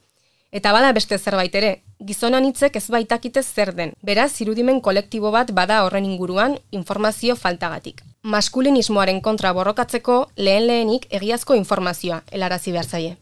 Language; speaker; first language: Basque; native; Basque